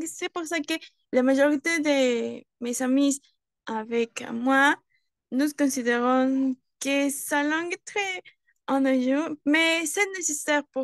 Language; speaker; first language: French; non-native, learner; Spanish